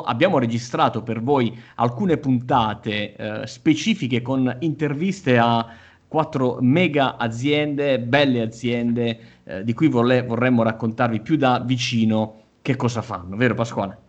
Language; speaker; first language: Italian; native; Italian